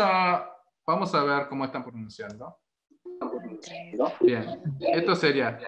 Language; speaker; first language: Spanish; non-native, fluent; Korean